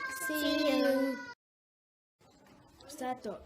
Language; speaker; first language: English; non-native, learner; Japanese